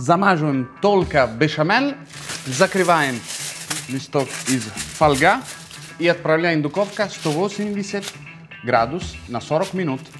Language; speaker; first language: Russian; non-native, fluent; Italian